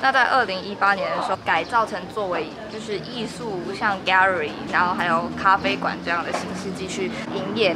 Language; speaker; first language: Chinese; native; Chinese